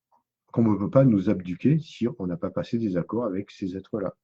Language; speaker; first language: French; native; French